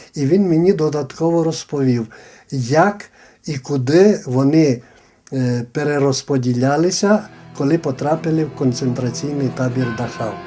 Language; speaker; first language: Ukrainian; native; Ukrainian